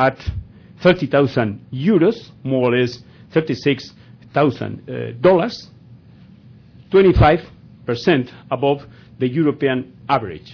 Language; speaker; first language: English; non-native, fluent; Spanish